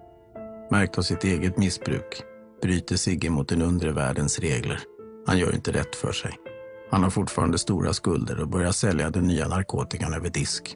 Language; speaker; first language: Swedish; native; Swedish